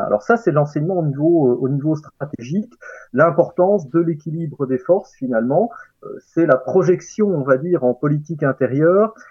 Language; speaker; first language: French; native; French